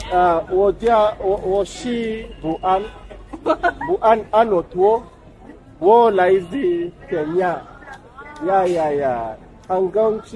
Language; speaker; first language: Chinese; non-native, learner; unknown